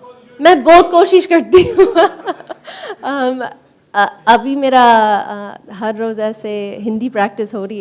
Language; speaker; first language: Hindi; early bilingual, heritage; Punjabi